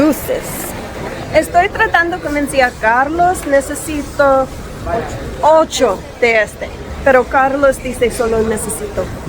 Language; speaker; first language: Spanish; non-native, learner; English